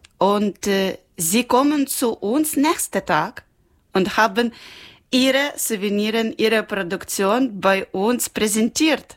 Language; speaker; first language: German; non-native, learner; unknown